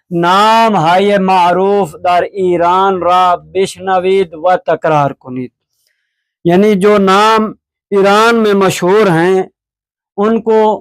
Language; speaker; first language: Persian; non-native, fluent; Urdu